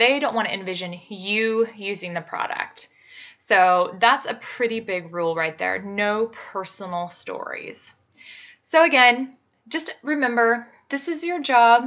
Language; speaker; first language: English; native; English